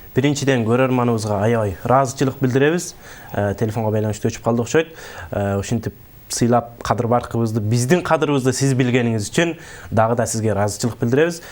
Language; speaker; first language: Kyrgyz; early bilingual, heritage; Kyrgyz